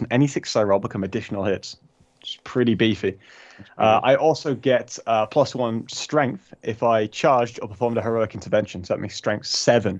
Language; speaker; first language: English; native; English